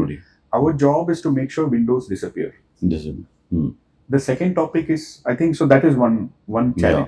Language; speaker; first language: English; non-native, local second language; Hindi